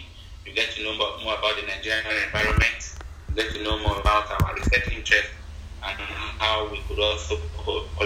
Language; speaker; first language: English; non-native, local second language; Ibibio